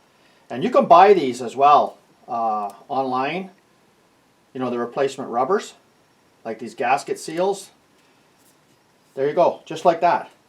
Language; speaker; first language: English; native; English